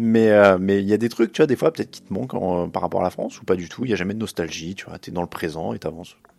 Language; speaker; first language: French; native; French